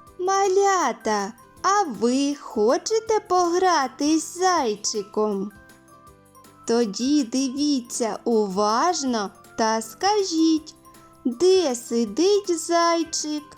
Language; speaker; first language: Ukrainian; native; Ukrainian